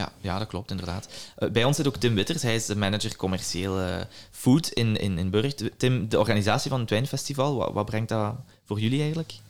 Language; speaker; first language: Dutch; native; Dutch